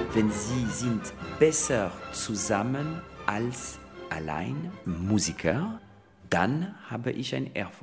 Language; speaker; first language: German; non-native, fluent; French